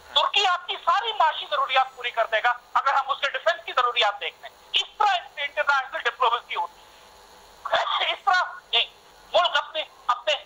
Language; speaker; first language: Urdu; native; Urdu